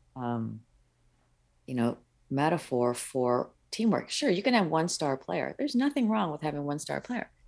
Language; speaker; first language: English; early bilingual, other home language; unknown